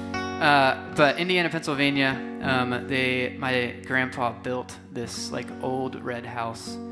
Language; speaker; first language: English; native; English